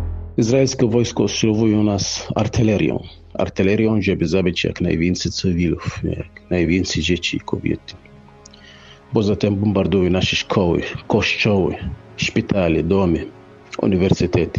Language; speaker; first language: Polish; non-native, fluent; Arabic